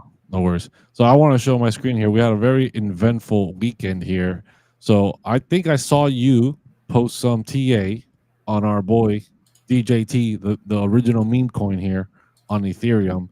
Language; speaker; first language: English; native; English